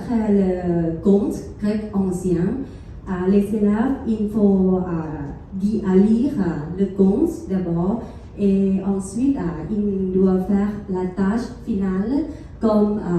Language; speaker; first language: French; non-native, fluent; Thai